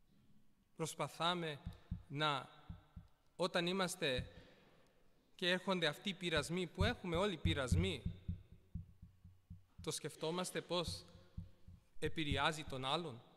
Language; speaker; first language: Greek; early bilingual, heritage; Greek